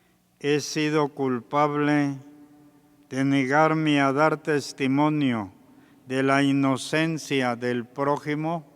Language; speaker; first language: Spanish; native; Spanish